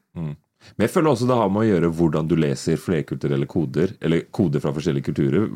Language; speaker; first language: Norwegian; early bilingual, other home language; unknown